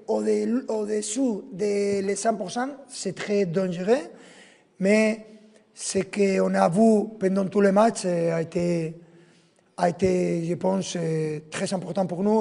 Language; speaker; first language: French; non-native, fluent; Spanish